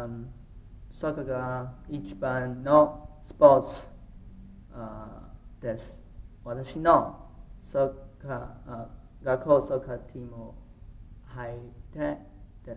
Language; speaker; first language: Japanese; non-native, learner; English